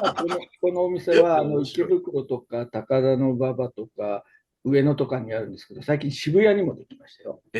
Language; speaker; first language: Japanese; native; Japanese